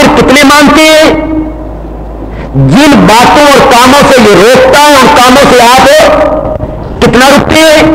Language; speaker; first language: Urdu; non-native, local second language; Punjabi